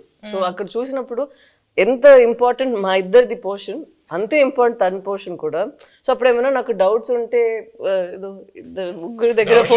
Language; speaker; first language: Telugu; non-native, fluent; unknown